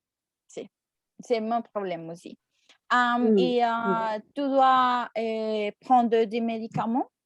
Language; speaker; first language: French; non-native, learner; Spanish